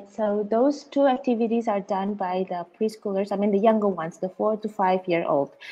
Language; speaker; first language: English; non-native, fluent; Indonesian